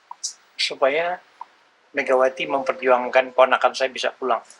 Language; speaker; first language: Indonesian; native; Indonesian